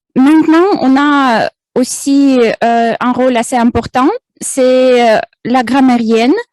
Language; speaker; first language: French; non-native, fluent; Russian